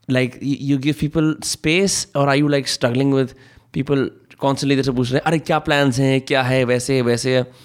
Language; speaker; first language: Hindi; native; Hindi